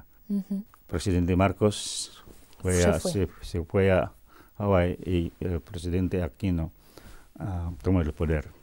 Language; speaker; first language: Spanish; non-native, fluent; Cebuano